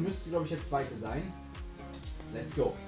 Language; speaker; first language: German; native; German